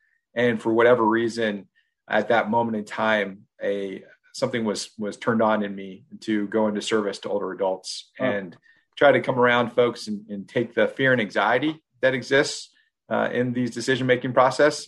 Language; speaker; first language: English; native; English